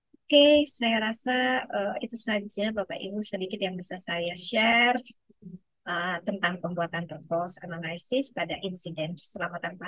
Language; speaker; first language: Indonesian; native; Indonesian